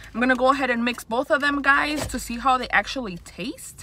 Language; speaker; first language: English; early bilingual, other home language; Spanish